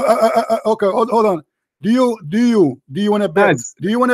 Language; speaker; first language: English; non-native, fluent; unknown